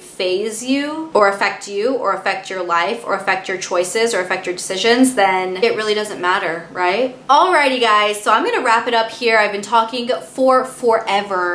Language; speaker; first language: English; native; English